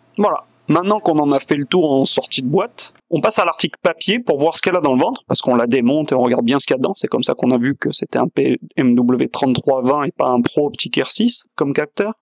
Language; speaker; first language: French; native; French